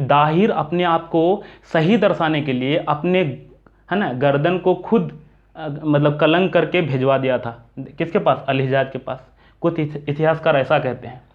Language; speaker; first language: Hindi; native; Hindi